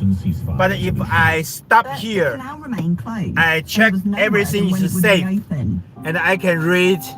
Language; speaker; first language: English; non-native, learner; Chinese